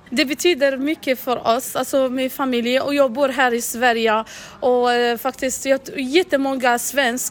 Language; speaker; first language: Swedish; non-native, learner; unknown